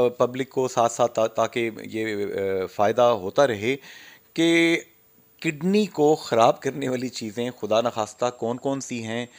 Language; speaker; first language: Urdu; non-native, local second language; Pahari-Potwari